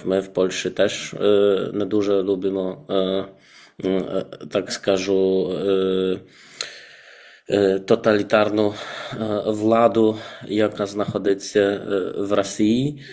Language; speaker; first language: Ukrainian; non-native, fluent; Polish